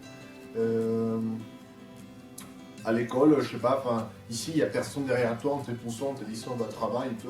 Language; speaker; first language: French; non-native, fluent; Spanish